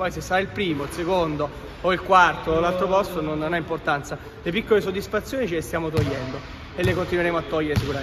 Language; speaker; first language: Italian; native; Italian